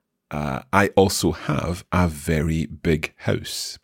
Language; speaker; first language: English; native; English